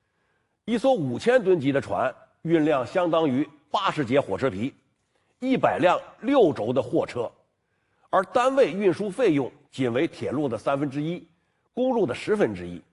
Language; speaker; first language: Chinese; native; Chinese